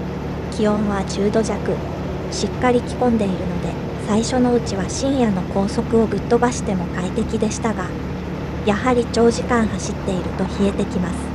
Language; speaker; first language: Japanese; native; Japanese